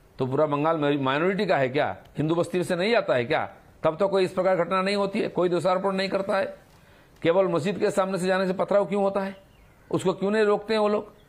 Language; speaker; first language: Hindi; non-native, local second language; Bangla